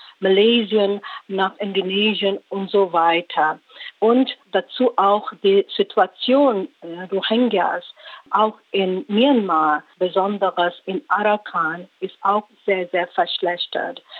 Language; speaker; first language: German; non-native, learner; Rohingya